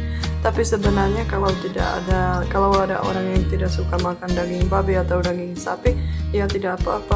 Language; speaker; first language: Indonesian; non-native, fluent; Czech